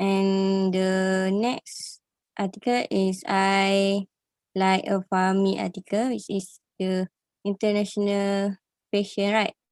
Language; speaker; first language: English; non-native, learner; Malay